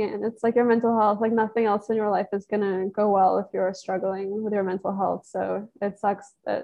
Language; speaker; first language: English; native; English